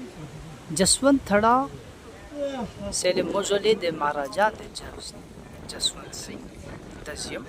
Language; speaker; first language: French; non-native, learner; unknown